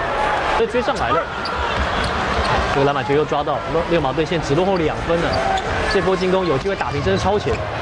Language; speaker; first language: Chinese; native; Chinese